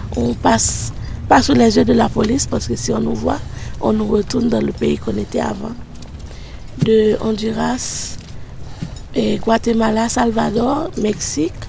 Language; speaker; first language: French; non-native, local second language; Haitian Creole